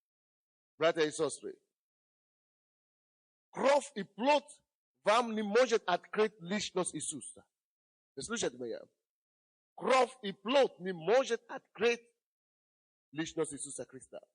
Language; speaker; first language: Russian; non-native, fluent; Yoruba